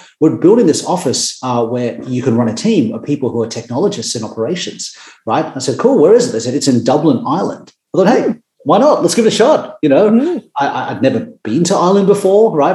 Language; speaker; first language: English; native; English